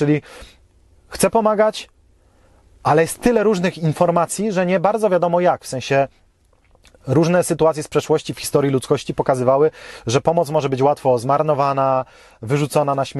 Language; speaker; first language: Polish; native; Polish